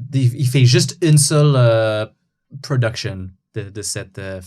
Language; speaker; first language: French; non-native, fluent; English